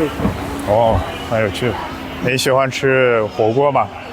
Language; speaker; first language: Chinese; non-native, fluent; Portuguese